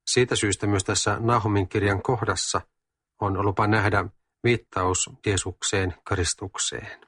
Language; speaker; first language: Finnish; native; Finnish